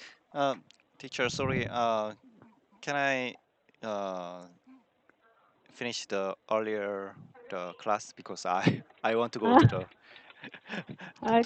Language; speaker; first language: English; non-native, learner; Korean